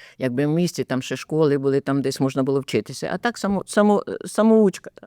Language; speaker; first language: Ukrainian; native; Ukrainian